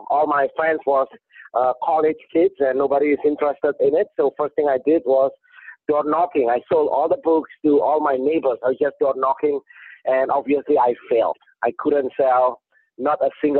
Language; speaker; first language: English; non-native, fluent; Indonesian